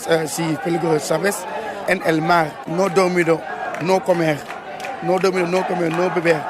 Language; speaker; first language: Spanish; non-native, learner; Wolof